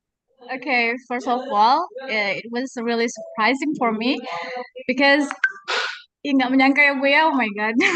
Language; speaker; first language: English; non-native, learner; Indonesian